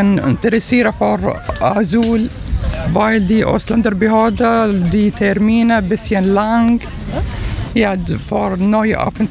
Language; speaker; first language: German; non-native, learner; Arabic